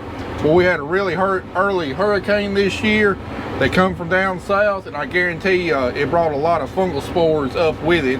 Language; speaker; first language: English; native; English